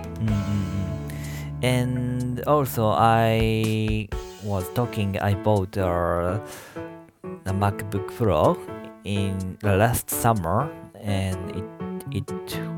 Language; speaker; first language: English; non-native, learner; Japanese